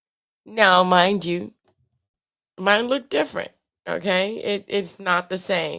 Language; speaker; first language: English; native; English